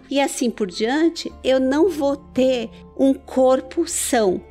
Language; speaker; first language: Portuguese; early bilingual, other home language; Persian